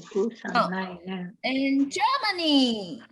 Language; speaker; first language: English; non-native, fluent; Chinese